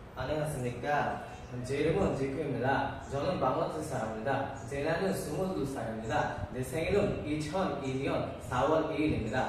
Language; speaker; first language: Korean; non-native, learner; Bangla